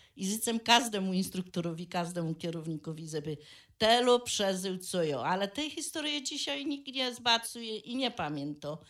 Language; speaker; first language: Polish; native; Polish